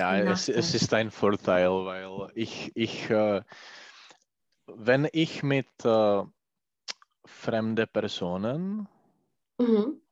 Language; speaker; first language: German; non-native, learner; Czech